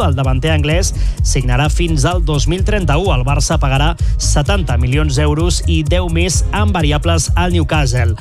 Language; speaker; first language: Catalan; native; Catalan